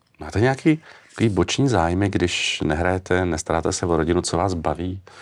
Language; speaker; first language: Czech; native; Czech